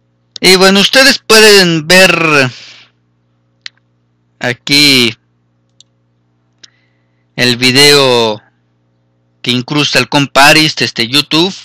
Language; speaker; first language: Spanish; native; Spanish